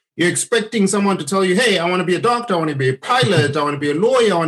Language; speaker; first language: English; non-native, local second language; Shona